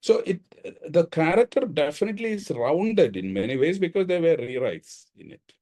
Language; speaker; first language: English; non-native, local second language; Malayalam